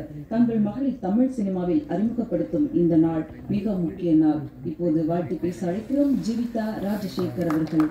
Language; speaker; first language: Tamil; native; Tamil